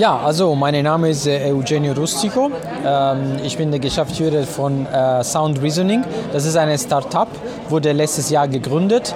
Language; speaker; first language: German; non-native, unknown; Italian